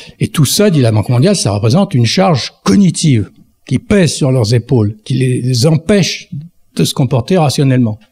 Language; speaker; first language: French; native; French